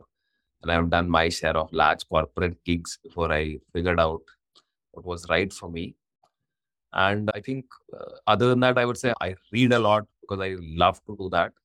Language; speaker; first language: English; non-native, local second language; Hindi